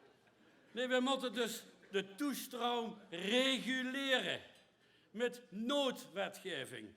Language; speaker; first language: Dutch; native; Dutch